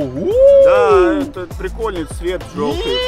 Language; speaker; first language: Russian; native; Russian